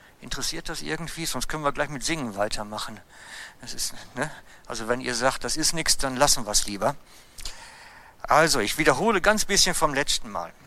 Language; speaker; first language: German; native; German